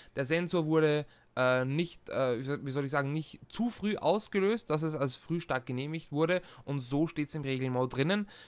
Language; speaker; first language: German; native; German